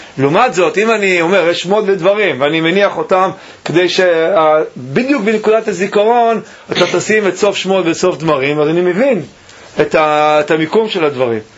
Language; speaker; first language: Hebrew; native; Hebrew